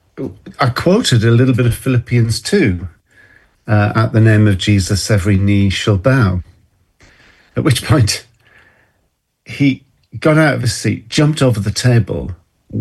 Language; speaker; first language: English; native; English